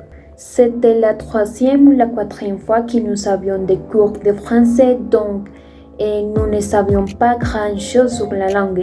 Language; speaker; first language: French; non-native, fluent; Spanish